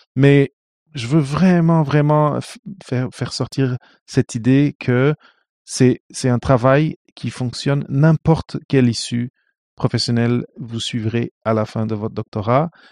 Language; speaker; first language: French; non-native, fluent; Portuguese